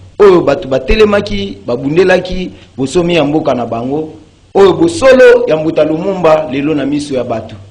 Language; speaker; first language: Lingala; non-native, local second language; Kongo